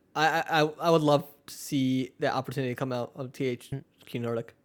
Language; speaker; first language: English; early bilingual, other home language; Urdu